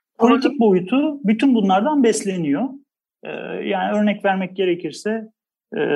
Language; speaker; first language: Turkish; native; Turkish